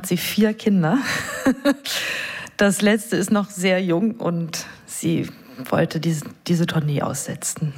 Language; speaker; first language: German; non-native, fluent; English